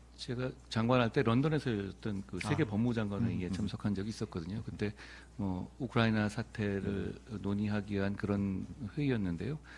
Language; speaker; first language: Korean; native; Korean